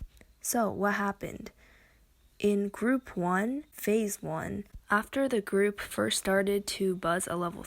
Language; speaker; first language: English; native; English